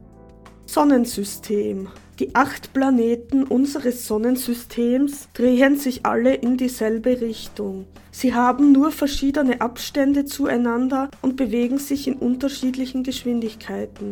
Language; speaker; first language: German; native; German